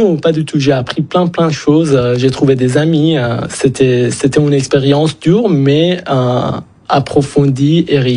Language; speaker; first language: French; non-native, fluent; Persian